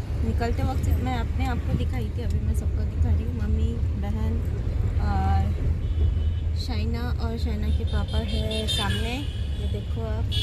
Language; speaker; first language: Hindi; non-native, local second language; Bangla